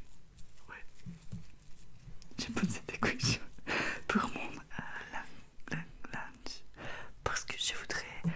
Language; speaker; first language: French; non-native, learner; Russian